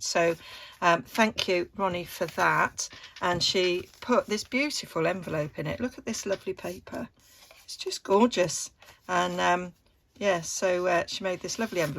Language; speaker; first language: English; native; English